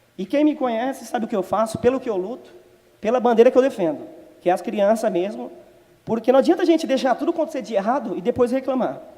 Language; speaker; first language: Portuguese; native; Portuguese